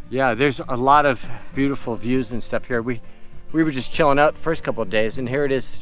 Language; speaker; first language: English; native; English